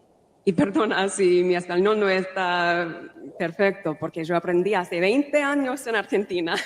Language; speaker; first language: Spanish; non-native, fluent; English